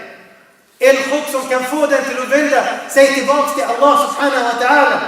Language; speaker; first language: Swedish; non-native, fluent; Arabic